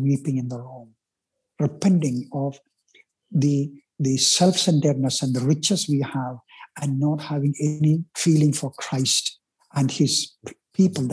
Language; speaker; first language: English; non-native, local second language; Malayalam